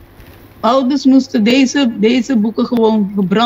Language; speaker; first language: Dutch; non-native, local second language; Papiamento